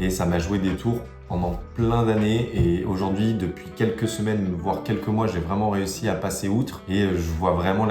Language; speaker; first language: French; native; French